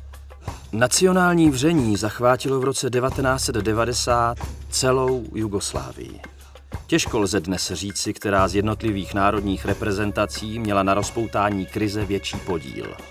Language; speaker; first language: Czech; native; Czech